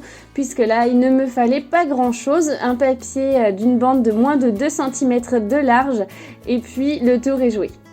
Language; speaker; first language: French; native; French